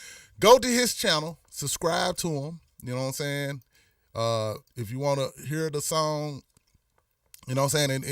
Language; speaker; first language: English; native; English